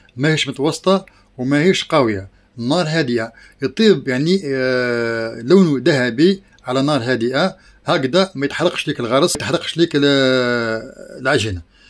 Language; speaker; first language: Arabic; native; Arabic